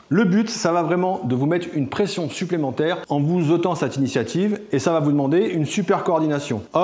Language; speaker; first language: French; native; French